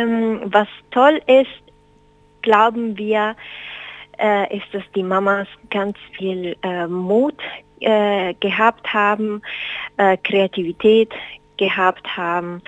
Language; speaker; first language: German; non-native, fluent; Spanish